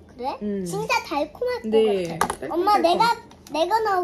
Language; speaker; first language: Korean; early bilingual, other home language; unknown